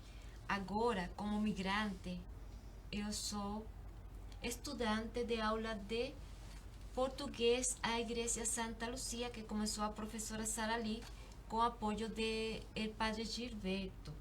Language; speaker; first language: Portuguese; non-native, learner; Spanish